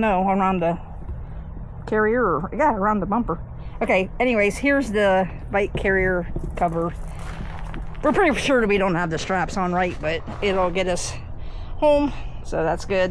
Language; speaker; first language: English; native; English